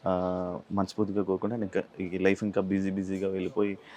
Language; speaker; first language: Telugu; native; Telugu